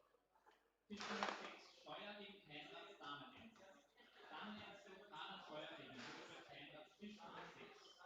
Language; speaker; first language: German; native; German